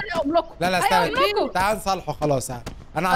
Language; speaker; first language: Arabic; native; Arabic